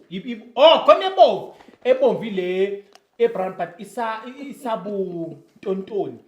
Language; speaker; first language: Zulu; native; Zulu